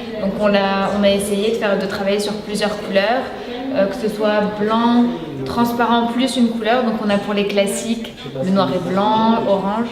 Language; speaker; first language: French; non-native, local second language; Arabic